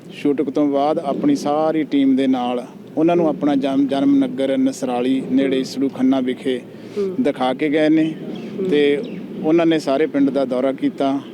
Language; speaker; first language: Punjabi; native; Punjabi